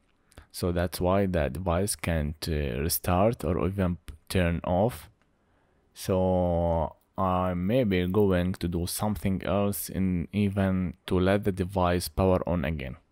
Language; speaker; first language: English; non-native, fluent; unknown